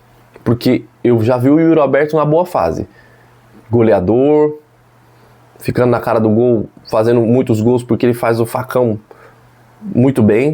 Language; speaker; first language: Portuguese; native; Portuguese